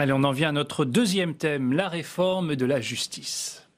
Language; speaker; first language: French; native; French